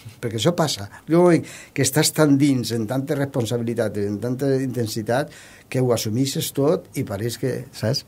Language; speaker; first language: Catalan; non-native, local second language; Spanish